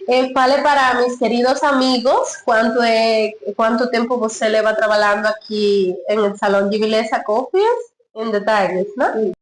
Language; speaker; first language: Portuguese; non-native, learner; Spanish